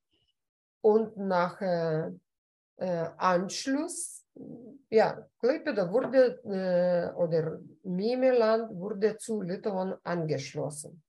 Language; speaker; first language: German; non-native, fluent; Lithuanian